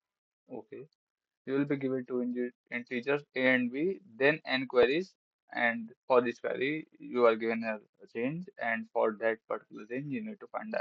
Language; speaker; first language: English; non-native, local second language; Hindi